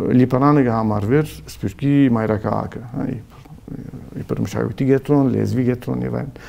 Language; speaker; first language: Armenian; early bilingual, heritage; Armenian